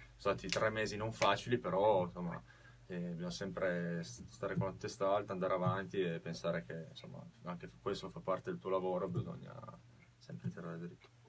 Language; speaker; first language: Italian; native; Italian